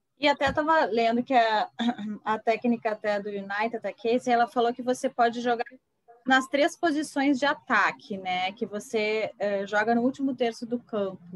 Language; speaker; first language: Portuguese; native; Portuguese